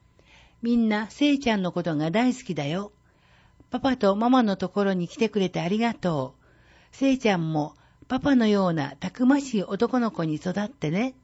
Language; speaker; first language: Japanese; native; Japanese